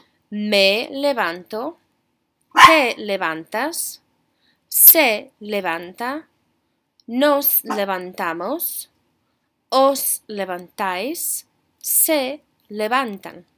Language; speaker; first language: Spanish; non-native, fluent; English